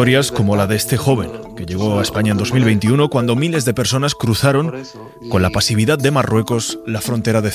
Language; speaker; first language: Spanish; native; Spanish